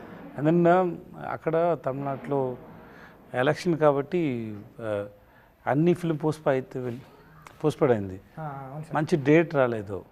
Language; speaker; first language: Telugu; non-native, learner; Tamil